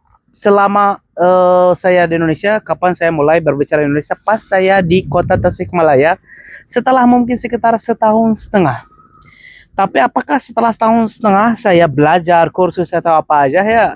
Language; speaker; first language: Indonesian; non-native, fluent; Arabic